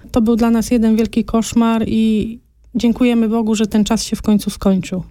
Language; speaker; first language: Polish; native; Polish